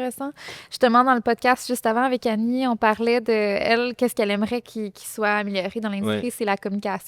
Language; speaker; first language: French; native; French